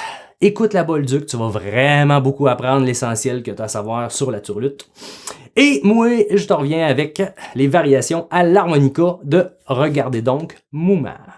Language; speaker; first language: French; native; French